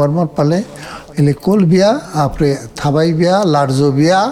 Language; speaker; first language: French; non-native, learner; Bangla